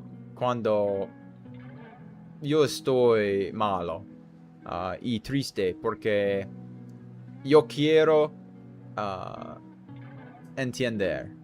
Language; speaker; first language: Spanish; non-native, learner; English